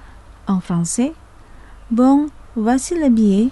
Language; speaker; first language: French; non-native, fluent; Indonesian